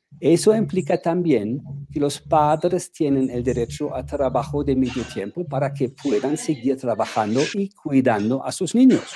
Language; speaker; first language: Spanish; non-native, fluent; German